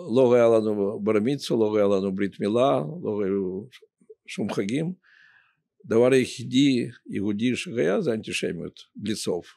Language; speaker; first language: Hebrew; non-native, fluent; Russian